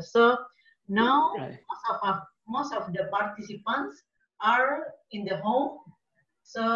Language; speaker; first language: English; non-native, learner; Indonesian